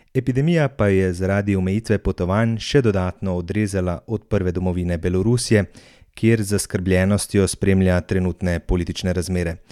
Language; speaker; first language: Slovenian; native; Slovenian